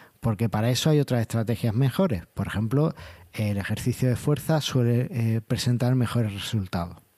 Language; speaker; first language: Spanish; native; Spanish